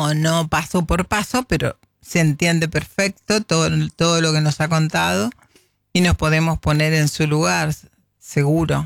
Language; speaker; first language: Spanish; native; Spanish